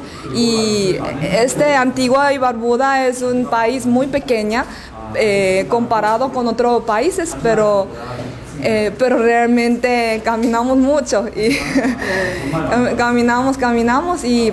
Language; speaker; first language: Spanish; non-native, learner; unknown